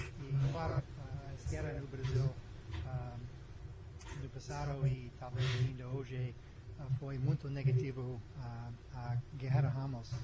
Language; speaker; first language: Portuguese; non-native, learner; English